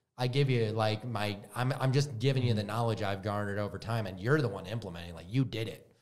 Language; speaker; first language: English; native; English